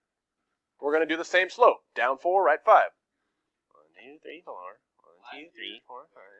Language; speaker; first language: English; native; English